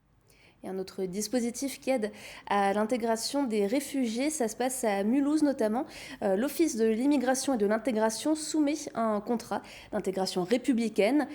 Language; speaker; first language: French; native; French